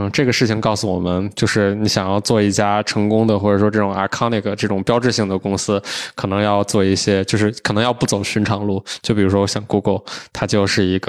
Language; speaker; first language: Chinese; native; Chinese